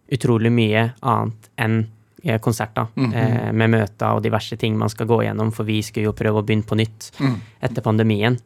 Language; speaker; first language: Norwegian; native; Norwegian